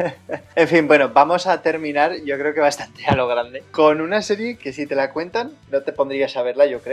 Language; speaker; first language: Spanish; native; Spanish